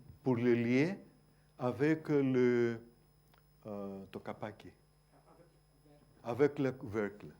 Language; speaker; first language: French; non-native, fluent; Greek